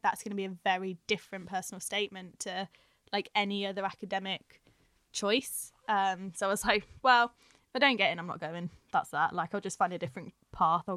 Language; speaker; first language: English; native; English